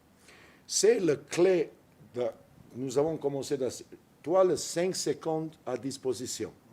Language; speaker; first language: French; non-native, fluent; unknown